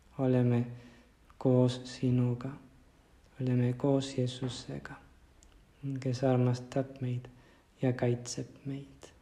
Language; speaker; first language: Estonian; non-native, fluent; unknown